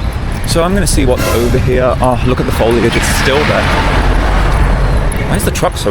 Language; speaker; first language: English; native; English